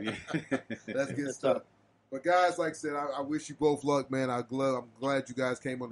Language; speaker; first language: English; native; English